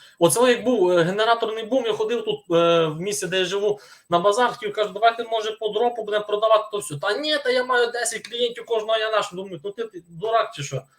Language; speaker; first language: Ukrainian; native; Ukrainian